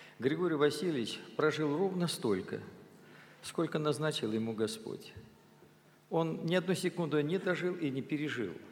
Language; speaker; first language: Russian; native; Russian